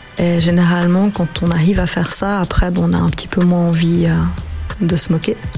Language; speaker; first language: French; native; French